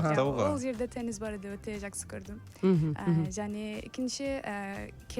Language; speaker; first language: Kazakh; non-native, learner; Turkish